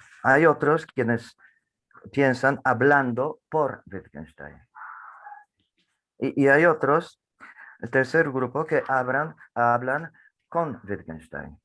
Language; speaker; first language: Spanish; non-native, fluent; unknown